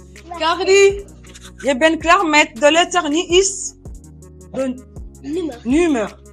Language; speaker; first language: Dutch; non-native, learner; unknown